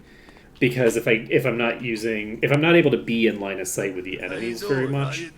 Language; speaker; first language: English; native; English